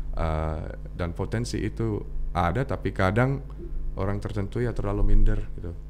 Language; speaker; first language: Indonesian; non-native, fluent; English